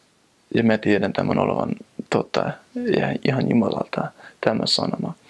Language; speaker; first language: Finnish; non-native, fluent; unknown